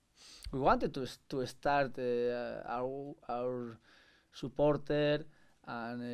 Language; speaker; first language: English; non-native, learner; Spanish